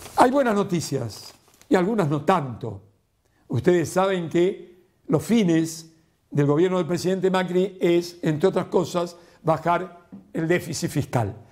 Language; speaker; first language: Spanish; native; Spanish